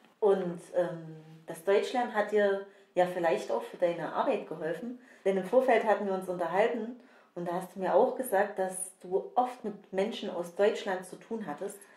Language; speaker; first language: German; native; German